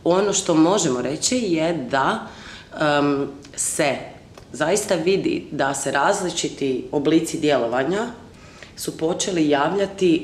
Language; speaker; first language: Croatian; native; Croatian